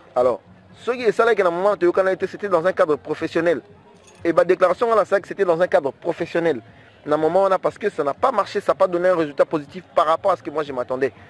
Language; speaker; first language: French; non-native, local second language; Lingala